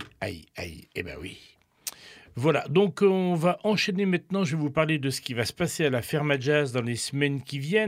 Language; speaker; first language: French; native; French